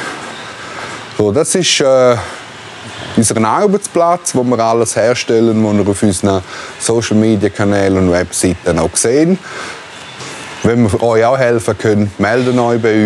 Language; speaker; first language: German; native; German